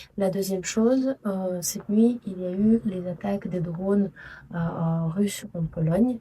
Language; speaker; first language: French; non-native, fluent; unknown